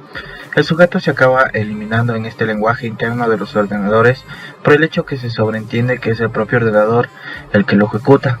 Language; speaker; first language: Spanish; native; Spanish